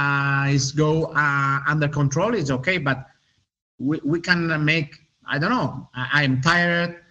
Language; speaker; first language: English; non-native, learner; Spanish